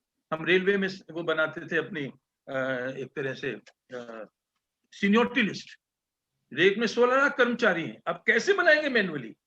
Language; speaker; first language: Hindi; native; Hindi